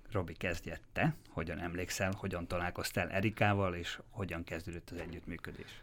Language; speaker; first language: Hungarian; native; Hungarian